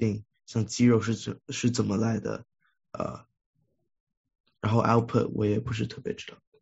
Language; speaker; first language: Chinese; early bilingual, heritage; Chinese